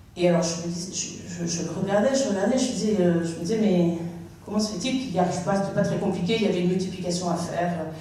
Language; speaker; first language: French; native; French